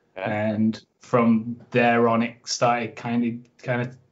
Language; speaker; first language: English; native; English